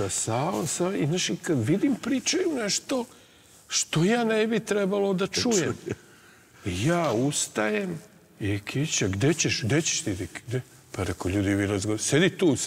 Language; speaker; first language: Serbian; native; Serbian